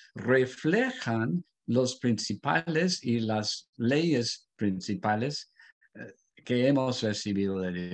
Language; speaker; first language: Spanish; non-native, fluent; English